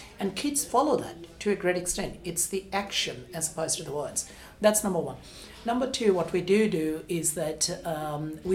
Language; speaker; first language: English; non-native, local second language; Bangla